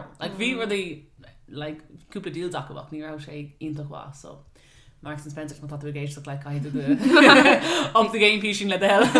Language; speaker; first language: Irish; non-native, local second language; English